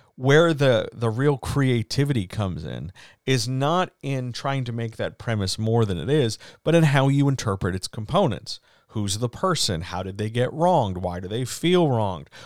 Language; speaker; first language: English; native; English